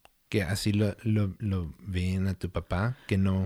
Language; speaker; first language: Spanish; early bilingual, heritage; Spanish